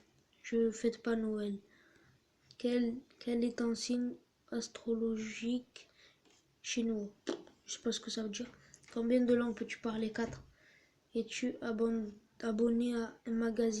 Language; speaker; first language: French; native; French